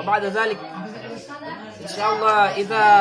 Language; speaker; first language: Arabic; non-native, learner; Indonesian